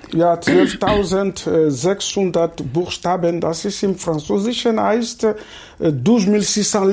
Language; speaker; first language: German; non-native, fluent; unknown